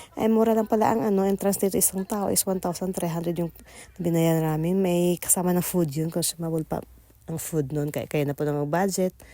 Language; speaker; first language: Filipino; non-native, local second language; Cebuano